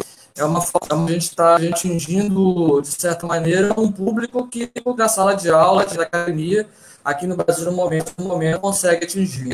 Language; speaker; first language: Portuguese; native; Portuguese